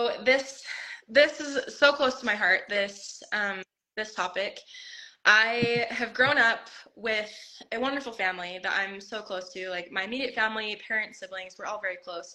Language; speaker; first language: English; native; English